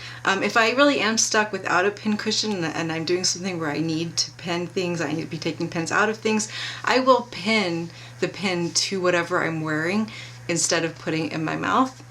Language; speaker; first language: English; native; English